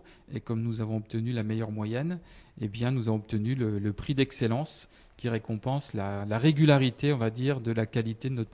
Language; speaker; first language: French; native; French